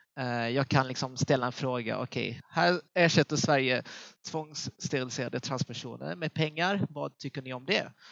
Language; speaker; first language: Swedish; early bilingual, other home language; Vietnamese